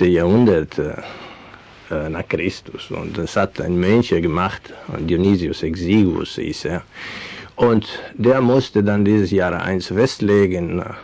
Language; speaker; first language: German; non-native, fluent; Venetian